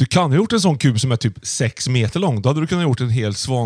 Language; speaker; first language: Swedish; native; Swedish